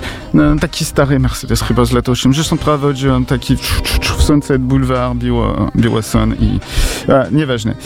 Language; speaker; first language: Polish; non-native, learner; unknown